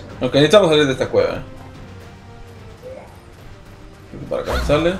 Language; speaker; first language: Spanish; native; Spanish